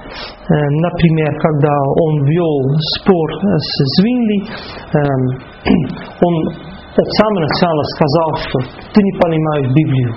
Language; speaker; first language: Russian; non-native, fluent; Dutch